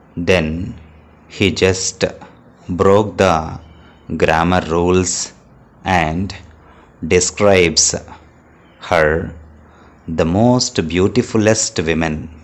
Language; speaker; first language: English; non-native, local second language; Telugu